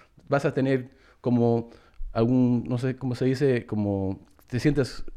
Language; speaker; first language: Spanish; early bilingual, heritage; Spanish